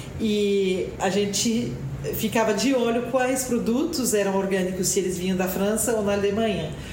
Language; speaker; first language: Portuguese; non-native, fluent; French